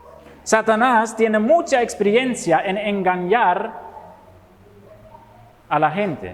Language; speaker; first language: Spanish; non-native, fluent; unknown